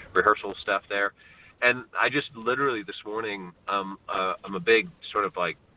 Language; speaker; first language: English; native; English